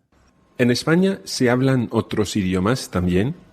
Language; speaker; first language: Spanish; non-native, fluent; English